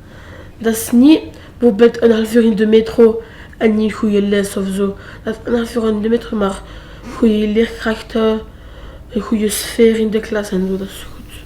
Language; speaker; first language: Dutch; non-native, local second language; French